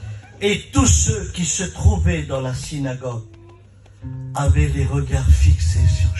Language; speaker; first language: French; native; French